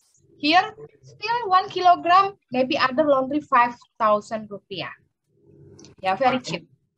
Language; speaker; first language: English; non-native, learner; Indonesian